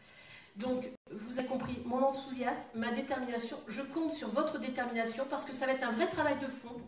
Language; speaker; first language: French; native; French